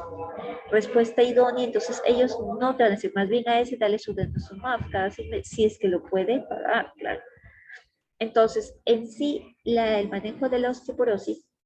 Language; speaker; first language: Spanish; native; Spanish